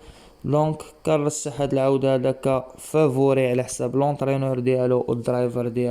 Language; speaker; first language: Arabic; native; Arabic